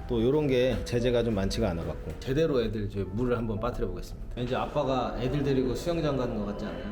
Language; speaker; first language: Korean; native; Korean